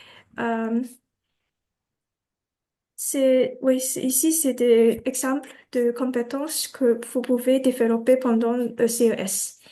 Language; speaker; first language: French; non-native, learner; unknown